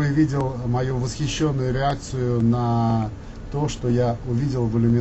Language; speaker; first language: Russian; native; Russian